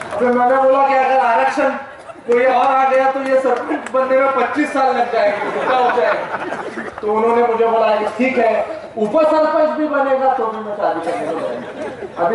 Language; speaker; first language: Hindi; non-native, local second language; Marathi